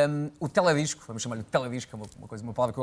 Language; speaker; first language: Portuguese; native; Portuguese